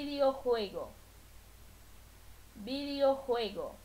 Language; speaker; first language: Spanish; non-native, fluent; Portuguese